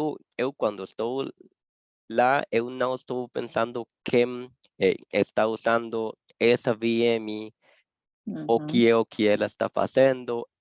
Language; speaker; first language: Portuguese; non-native, fluent; Spanish